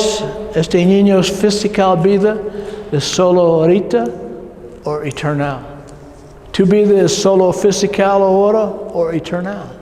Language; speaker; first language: Spanish; non-native, learner; English